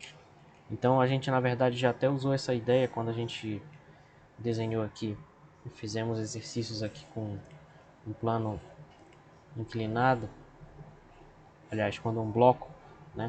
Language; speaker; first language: Portuguese; native; Portuguese